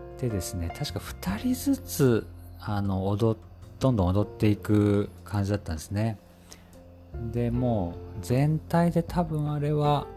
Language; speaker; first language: Japanese; native; Japanese